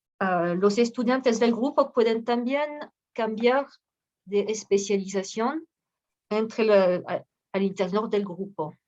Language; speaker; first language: Spanish; non-native, fluent; French